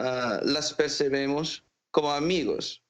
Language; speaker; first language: Spanish; non-native, fluent; English